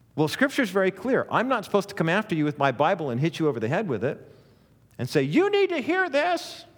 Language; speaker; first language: English; native; English